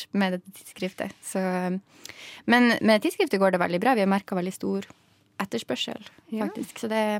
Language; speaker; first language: Norwegian; native; Norwegian